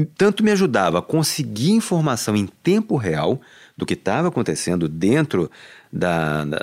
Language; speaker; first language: Portuguese; native; Portuguese